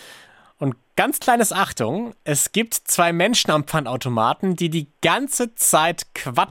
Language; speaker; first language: German; native; German